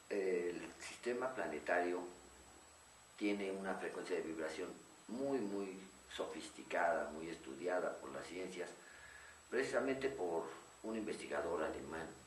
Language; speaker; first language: Spanish; native; Spanish